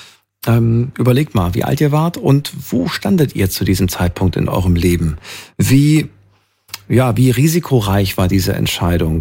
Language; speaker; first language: German; native; German